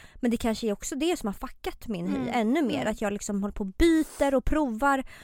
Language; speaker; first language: Swedish; native; Swedish